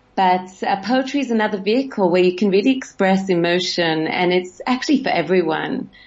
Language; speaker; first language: English; native; English